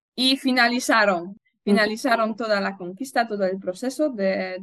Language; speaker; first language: Spanish; non-native, fluent; Polish